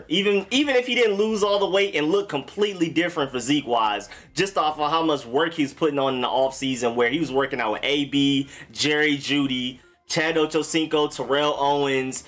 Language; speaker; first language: English; native; English